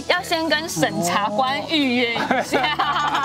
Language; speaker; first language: Chinese; native; Chinese